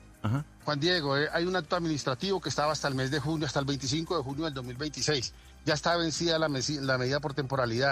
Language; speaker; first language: Spanish; native; Spanish